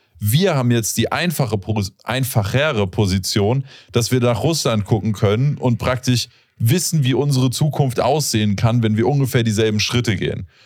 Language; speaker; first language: German; native; German